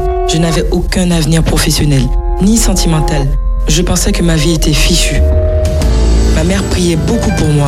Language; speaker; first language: French; native; French